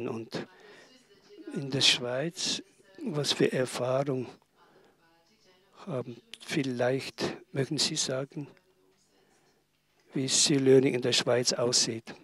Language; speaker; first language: German; non-native, learner; Tibetan